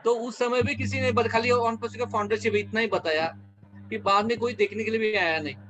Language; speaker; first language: Hindi; non-native, local second language; Marathi